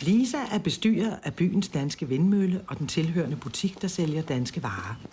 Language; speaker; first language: Danish; native; Danish